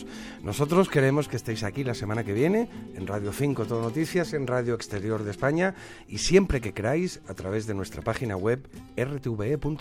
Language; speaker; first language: Spanish; native; Spanish